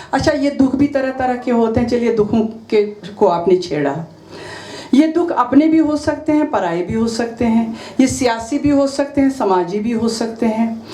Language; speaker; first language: Urdu; non-native, local second language; Kashmiri